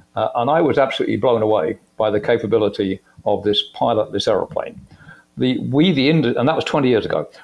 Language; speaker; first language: English; native; English